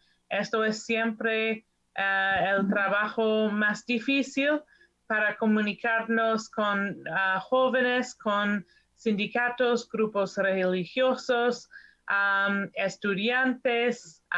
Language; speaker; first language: Spanish; non-native, learner; English